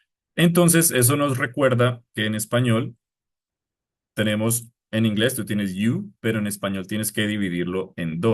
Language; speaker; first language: Spanish; non-native, fluent; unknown